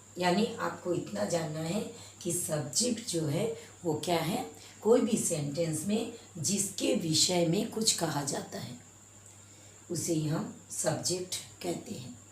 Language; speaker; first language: Hindi; native; Hindi